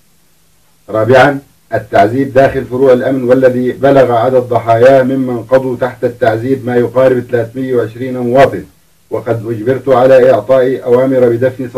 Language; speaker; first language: Arabic; native; Arabic